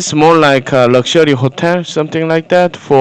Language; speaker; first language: English; non-native, fluent; Korean